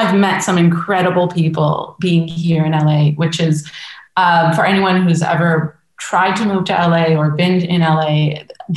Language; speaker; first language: English; native; English